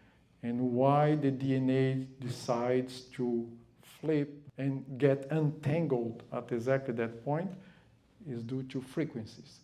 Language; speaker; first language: English; non-native, fluent; Portuguese